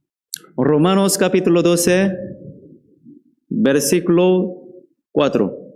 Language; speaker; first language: Spanish; non-native, fluent; Korean